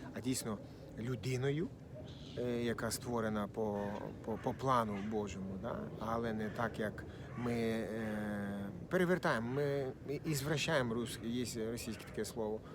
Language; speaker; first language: Ukrainian; non-native, local second language; Russian